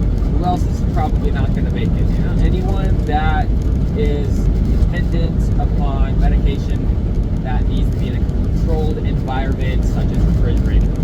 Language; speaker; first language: English; native; English